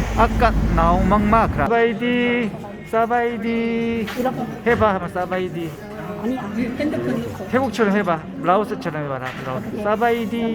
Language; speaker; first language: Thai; non-native, learner; Korean